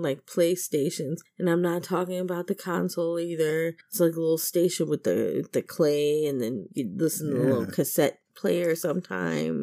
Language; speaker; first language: English; native; English